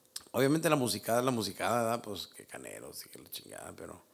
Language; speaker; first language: Spanish; early bilingual, heritage; Spanish